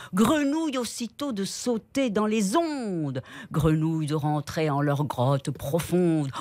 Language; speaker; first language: French; non-native, fluent; Spanish